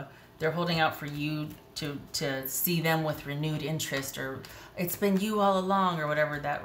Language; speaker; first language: English; native; English